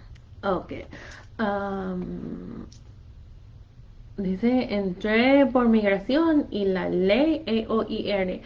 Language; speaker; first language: Spanish; non-native, fluent; English